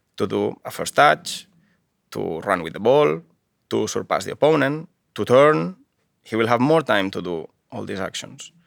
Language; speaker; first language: English; non-native, fluent; Spanish